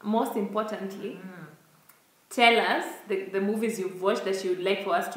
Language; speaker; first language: English; non-native, local second language; Swahili